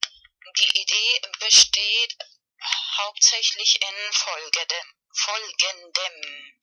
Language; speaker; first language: German; non-native, fluent; Spanish